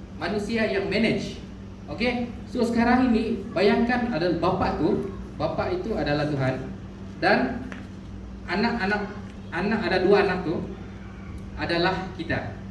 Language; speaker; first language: Malay; non-native, local second language; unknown